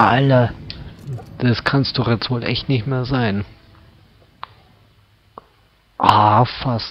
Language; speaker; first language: German; native; German